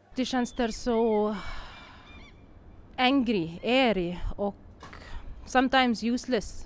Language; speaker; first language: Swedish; non-native, learner; Arabic